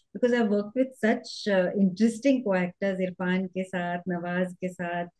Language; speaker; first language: Hindi; native; Hindi